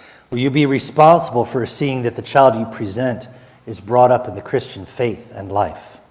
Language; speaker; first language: English; native; English